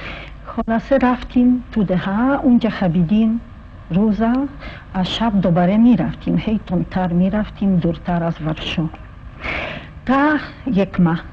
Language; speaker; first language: Persian; non-native, fluent; Polish